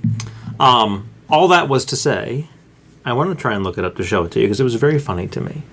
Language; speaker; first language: English; native; English